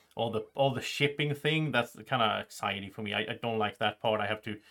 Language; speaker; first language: English; non-native, fluent; Swedish